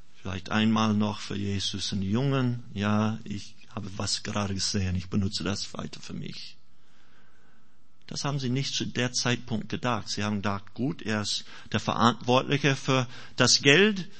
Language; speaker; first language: German; non-native, fluent; English